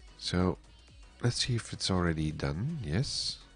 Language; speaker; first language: English; non-native, fluent; Dutch